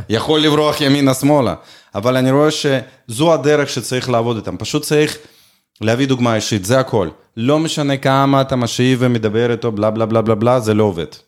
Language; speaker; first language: Hebrew; non-native, fluent; Russian